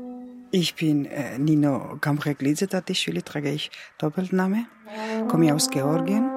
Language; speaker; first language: German; non-native, learner; Georgian